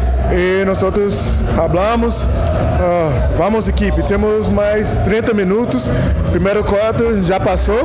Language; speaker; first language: Spanish; non-native, learner; Portuguese